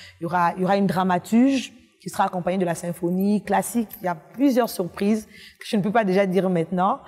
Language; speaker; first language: French; non-native, local second language; Lingala